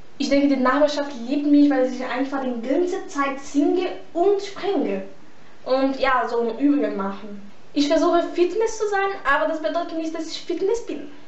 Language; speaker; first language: German; early bilingual, heritage; Portuguese